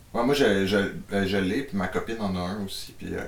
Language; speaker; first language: French; native; French